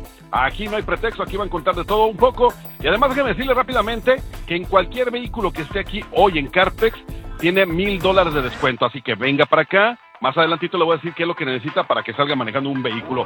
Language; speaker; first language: Spanish; native; Spanish